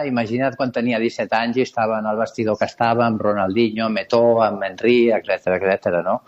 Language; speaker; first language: Catalan; native; Catalan